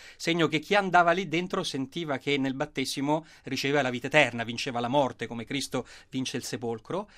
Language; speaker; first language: Italian; native; Italian